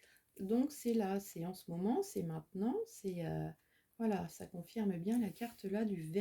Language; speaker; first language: French; native; French